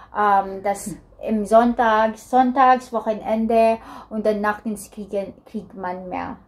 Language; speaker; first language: German; non-native, learner; Filipino